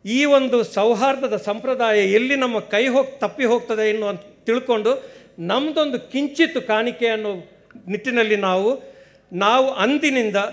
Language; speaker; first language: Kannada; non-native, local second language; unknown